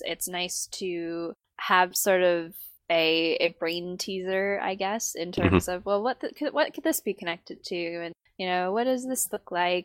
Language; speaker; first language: English; native; English